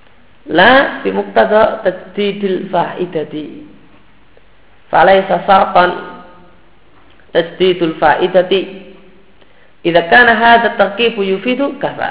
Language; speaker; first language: Arabic; non-native, fluent; Indonesian